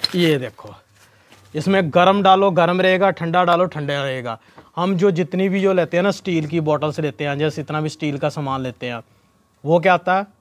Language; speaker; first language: Hindi; non-native, local second language; Punjabi